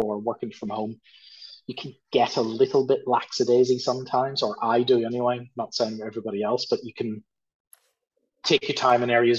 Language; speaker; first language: English; native; English